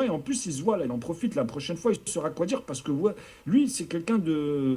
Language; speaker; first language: French; native; French